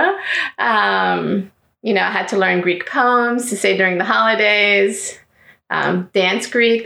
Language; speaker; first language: English; early bilingual, other home language; Greek